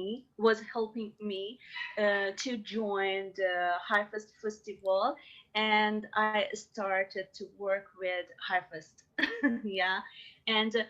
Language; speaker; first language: English; non-native, learner; Persian